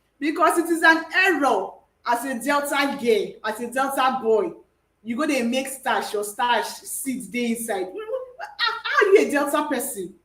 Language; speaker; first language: Nigerian Pidgin; native; Nigerian Pidgin